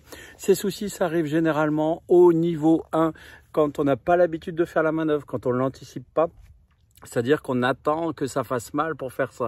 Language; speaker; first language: French; native; French